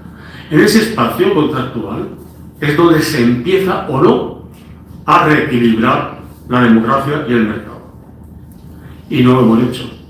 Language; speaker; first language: Spanish; native; Spanish